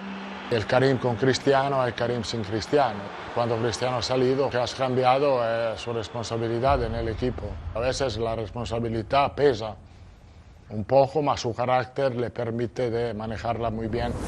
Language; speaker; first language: Spanish; non-native, fluent; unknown